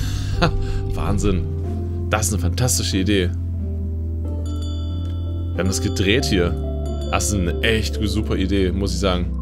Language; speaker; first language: German; native; German